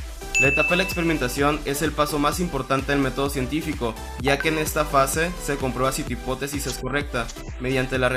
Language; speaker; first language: Spanish; native; Spanish